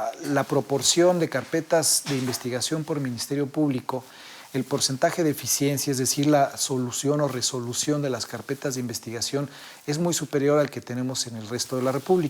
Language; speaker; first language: Spanish; native; Spanish